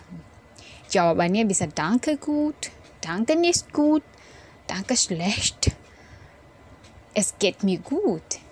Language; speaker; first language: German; non-native, fluent; Indonesian